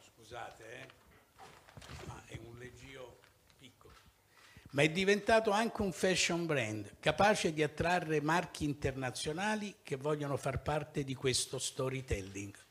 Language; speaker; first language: Italian; native; Italian